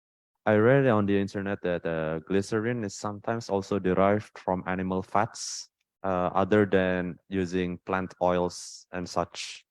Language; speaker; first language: English; non-native, fluent; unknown